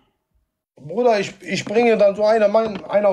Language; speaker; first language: German; non-native, fluent; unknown